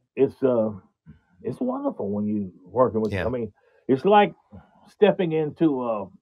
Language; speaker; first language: English; native; English